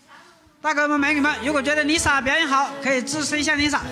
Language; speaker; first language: Chinese; native; Chinese